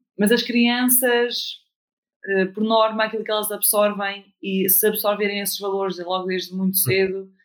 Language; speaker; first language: Portuguese; native; Portuguese